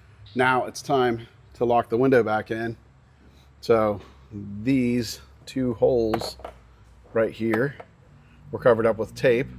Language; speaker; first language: English; native; English